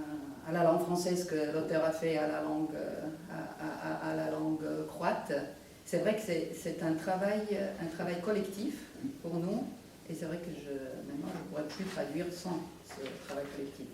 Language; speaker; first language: French; non-native, fluent; Croatian